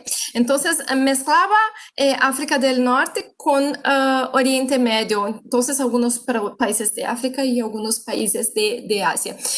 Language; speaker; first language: Spanish; non-native, fluent; Portuguese